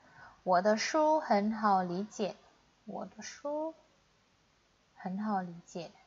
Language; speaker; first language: Chinese; non-native, fluent; Indonesian